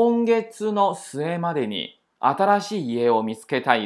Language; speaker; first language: Japanese; non-native, fluent; Chinese